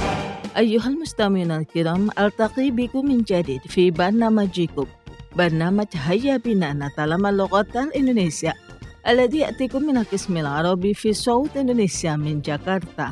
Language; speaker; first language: Arabic; non-native, fluent; Indonesian